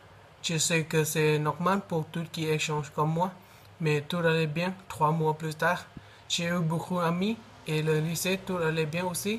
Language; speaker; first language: French; non-native, learner; Thai